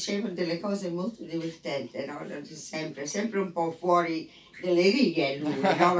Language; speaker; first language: Italian; non-native, fluent; English